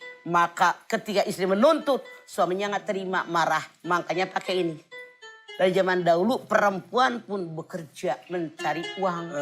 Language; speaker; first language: Indonesian; native; Indonesian